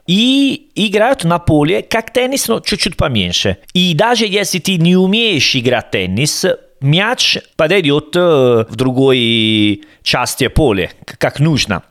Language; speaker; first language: Russian; non-native, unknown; Italian